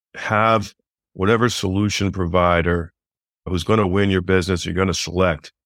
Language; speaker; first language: English; native; English